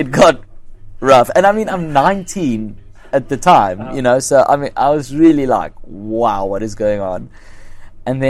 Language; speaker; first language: English; non-native, local second language; Afrikaans